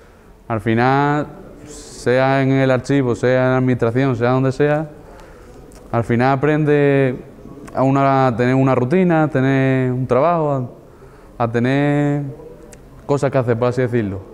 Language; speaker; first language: Spanish; native; Spanish